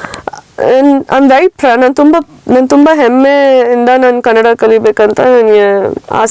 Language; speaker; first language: Kannada; early bilingual, heritage; Kannada